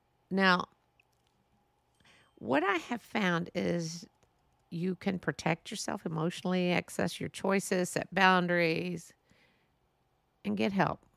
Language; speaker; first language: English; native; English